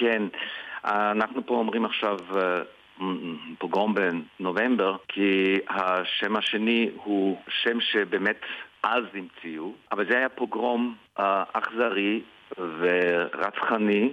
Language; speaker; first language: Hebrew; early bilingual, heritage; Hebrew